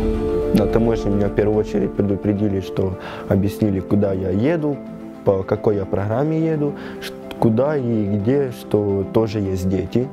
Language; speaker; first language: Russian; native; Russian